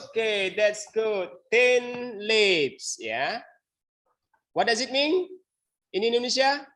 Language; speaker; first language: English; non-native, learner; Indonesian